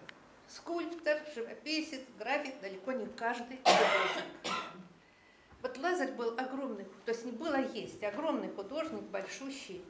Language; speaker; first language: Russian; native; Russian